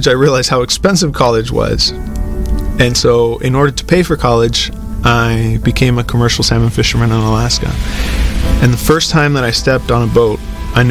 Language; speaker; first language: English; non-native, fluent; Spanish